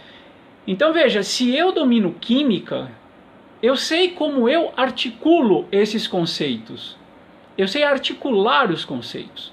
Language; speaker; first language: Portuguese; native; Portuguese